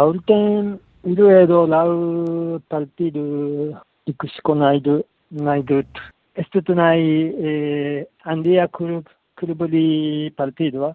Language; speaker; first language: Basque; non-native, learner; Japanese